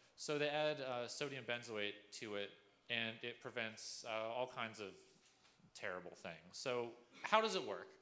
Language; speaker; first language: English; native; English